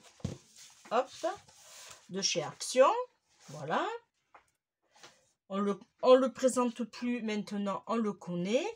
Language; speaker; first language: French; native; French